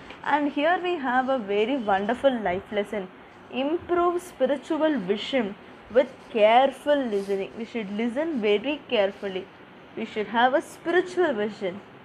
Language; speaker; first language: English; non-native, local second language; Tamil